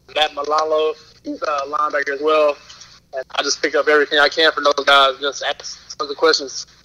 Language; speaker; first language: English; native; English